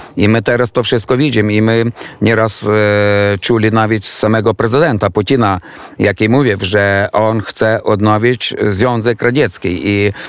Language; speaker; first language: Polish; non-native, fluent; Ukrainian